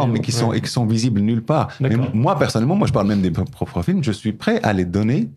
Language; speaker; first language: French; non-native, local second language; Arabic